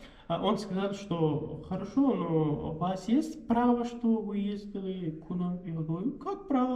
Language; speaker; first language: Russian; non-native, learner; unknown